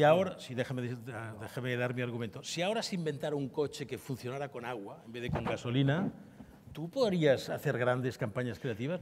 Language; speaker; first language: Spanish; native; Spanish